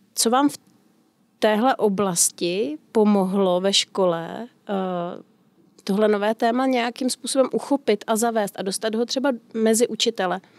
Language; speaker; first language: Czech; native; Czech